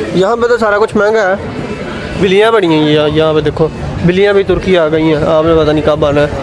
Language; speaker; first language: Urdu; non-native, local second language; Punjabi